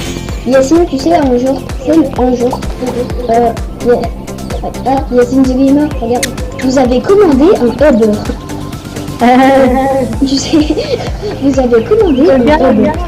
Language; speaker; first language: French; native; French